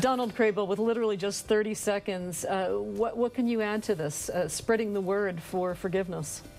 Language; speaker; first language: English; native; English